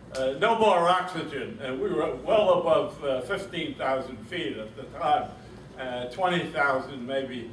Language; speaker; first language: English; native; English